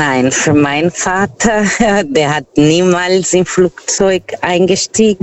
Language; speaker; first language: German; non-native, fluent; Portuguese